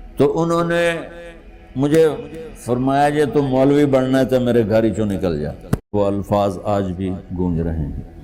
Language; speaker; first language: Urdu; non-native, local second language; Punjabi